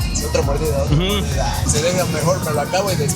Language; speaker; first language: Spanish; native; Spanish